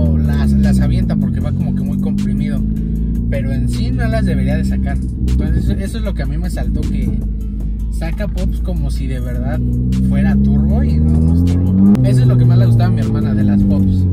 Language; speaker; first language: Spanish; native; Spanish